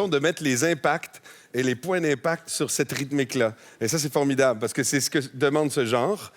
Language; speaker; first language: French; native; French